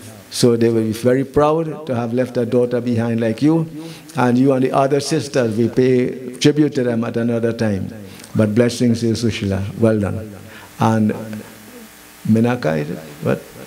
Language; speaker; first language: English; native; English